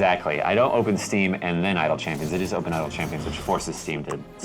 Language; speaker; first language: English; native; English